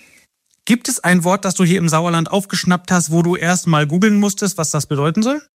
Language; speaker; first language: German; native; German